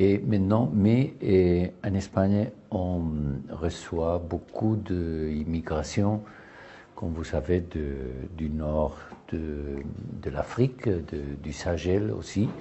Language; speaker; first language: French; non-native, learner; Spanish